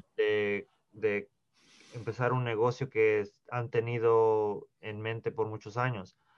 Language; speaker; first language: Spanish; early bilingual, heritage; Spanish